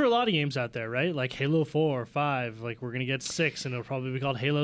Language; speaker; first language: English; native; English